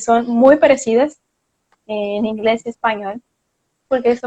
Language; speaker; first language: Spanish; non-native, fluent; Portuguese